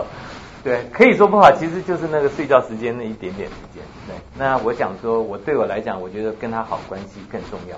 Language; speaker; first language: Chinese; native; Chinese